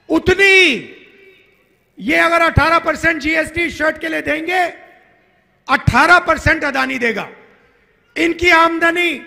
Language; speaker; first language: Hindi; native; Hindi